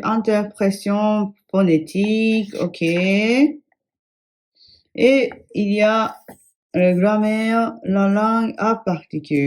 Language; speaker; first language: French; non-native, fluent; Japanese